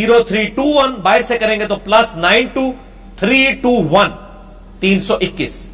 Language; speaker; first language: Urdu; non-native, local second language; Punjabi